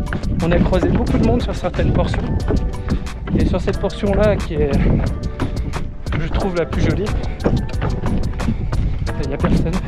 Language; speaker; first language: French; native; French